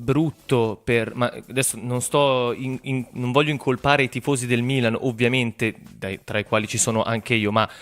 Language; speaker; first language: Italian; native; Italian